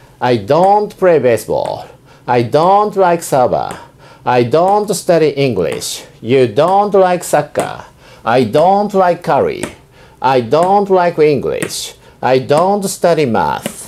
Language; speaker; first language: English; non-native, fluent; Japanese